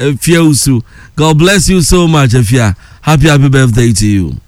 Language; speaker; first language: English; non-native, local second language; Akan